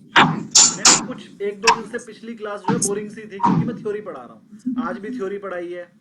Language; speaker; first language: Hindi; native; Hindi